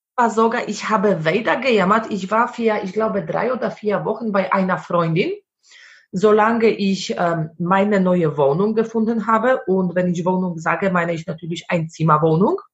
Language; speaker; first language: German; non-native, fluent; Polish